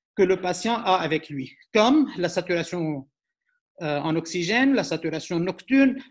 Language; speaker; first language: French; non-native, local second language; Arabic